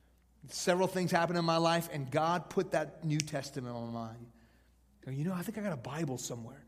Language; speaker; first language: English; native; English